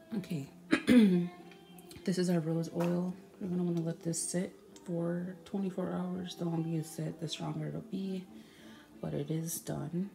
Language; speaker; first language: English; native; English